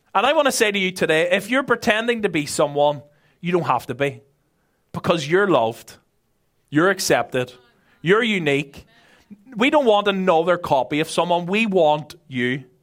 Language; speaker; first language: English; native; English